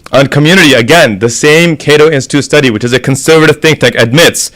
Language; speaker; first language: English; native; English